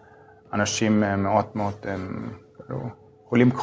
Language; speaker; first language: Hebrew; non-native, fluent; German